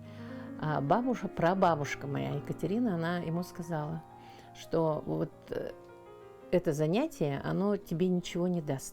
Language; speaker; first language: Russian; non-native, local second language; Yakut